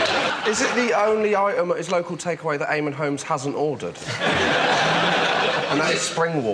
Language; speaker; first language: English; native; English